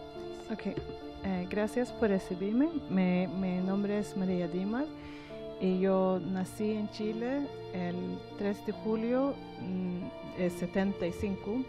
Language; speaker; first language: Spanish; non-native, learner; Swedish